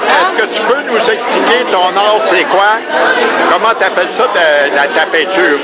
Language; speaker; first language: French; native; French